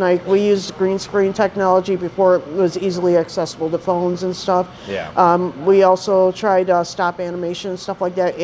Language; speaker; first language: English; native; English